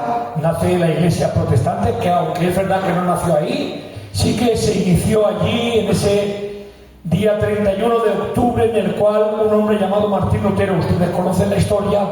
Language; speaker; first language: Spanish; native; Spanish